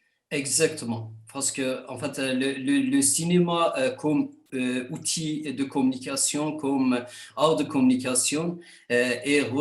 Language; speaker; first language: French; non-native, fluent; Kurdish